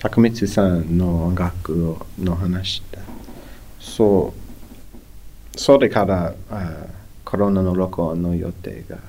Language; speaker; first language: Japanese; non-native, learner; English